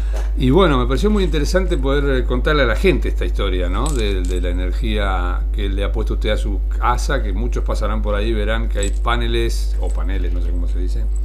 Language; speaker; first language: Spanish; native; Spanish